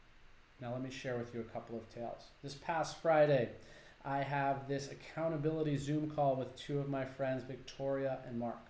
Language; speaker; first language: English; native; English